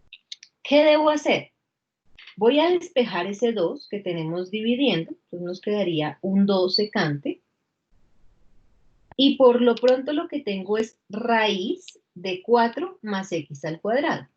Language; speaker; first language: Spanish; native; Spanish